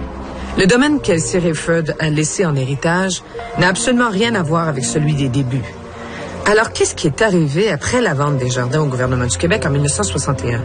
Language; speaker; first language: French; native; French